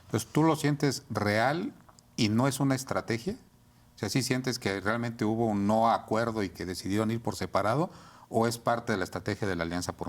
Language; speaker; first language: Spanish; native; Spanish